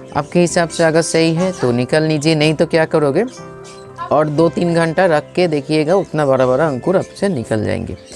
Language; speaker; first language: Hindi; non-native, local second language; Bangla